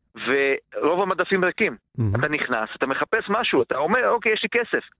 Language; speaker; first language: Hebrew; early bilingual, other home language; Romanian